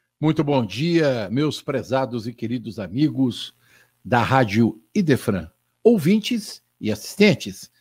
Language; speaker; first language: Portuguese; native; Portuguese